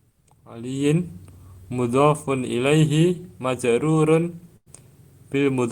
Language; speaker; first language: Arabic; non-native, learner; Indonesian